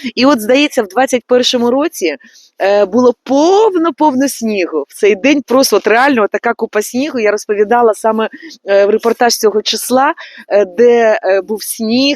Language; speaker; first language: Ukrainian; native; Ukrainian